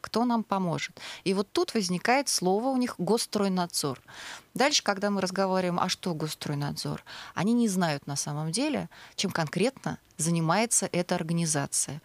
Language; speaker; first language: Russian; native; Russian